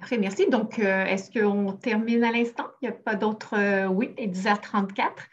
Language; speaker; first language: French; native; French